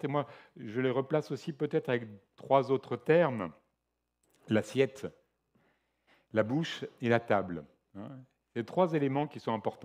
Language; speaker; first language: French; native; French